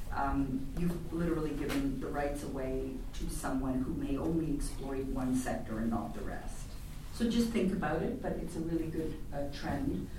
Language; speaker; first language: English; native; English